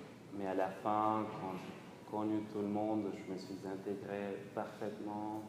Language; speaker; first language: French; non-native, fluent; Spanish